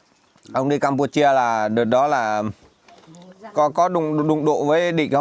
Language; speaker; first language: Vietnamese; native; Vietnamese